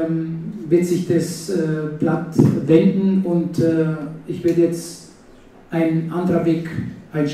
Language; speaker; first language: German; non-native, fluent; Italian